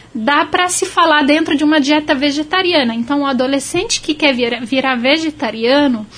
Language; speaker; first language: Portuguese; non-native, fluent; Arabic